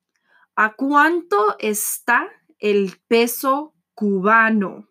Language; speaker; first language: Spanish; non-native, fluent; English